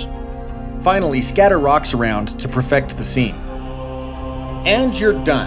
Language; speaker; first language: English; native; English